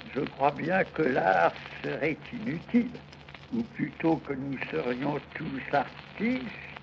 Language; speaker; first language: French; non-native, fluent; Russian